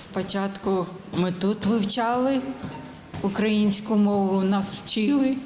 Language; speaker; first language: Ukrainian; non-native, local second language; Russian